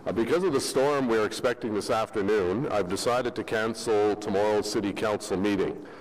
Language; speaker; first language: English; native; English